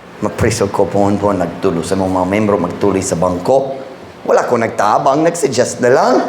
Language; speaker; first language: Cebuano; non-native, fluent; English